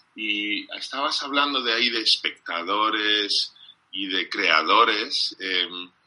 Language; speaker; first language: Spanish; non-native, fluent; English